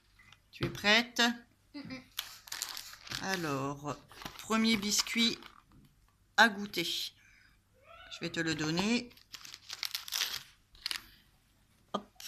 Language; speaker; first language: French; native; French